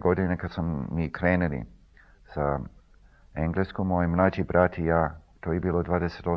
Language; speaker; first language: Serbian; early bilingual, heritage; Serbian